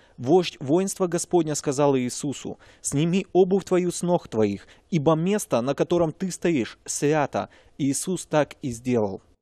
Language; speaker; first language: Russian; native; Russian